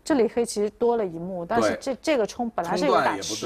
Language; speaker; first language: Chinese; native; Chinese